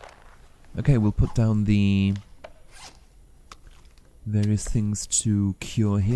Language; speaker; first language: English; native; English